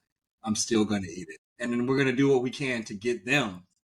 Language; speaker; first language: English; native; English